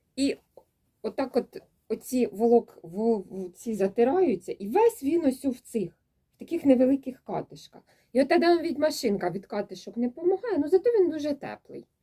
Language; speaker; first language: Ukrainian; native; Ukrainian